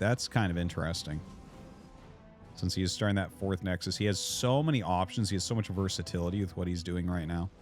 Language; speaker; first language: English; native; English